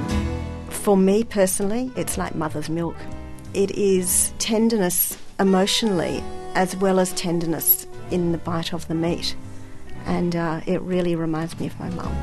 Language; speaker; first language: English; native; English